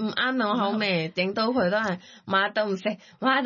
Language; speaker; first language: Cantonese; non-native, learner; Thai